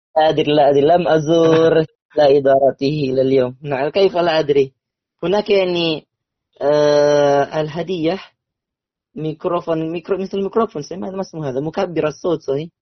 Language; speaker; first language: Arabic; non-native, learner; Indonesian